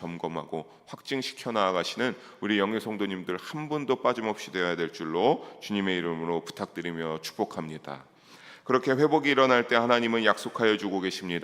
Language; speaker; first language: Korean; native; Korean